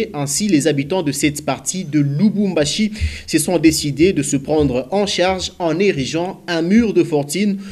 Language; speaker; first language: French; non-native, local second language; Swahili